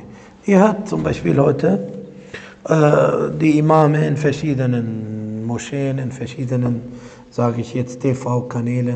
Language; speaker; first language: German; non-native, fluent; Arabic